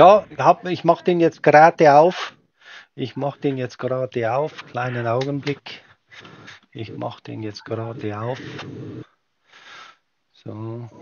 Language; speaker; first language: German; native; German